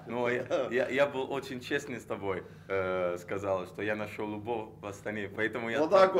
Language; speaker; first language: Russian; non-native, learner; Italian